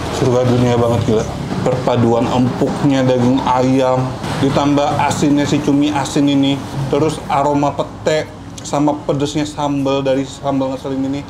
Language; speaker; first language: Indonesian; native; Indonesian